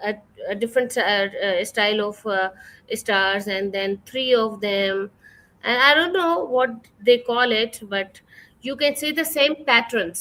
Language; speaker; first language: English; non-native, fluent; Urdu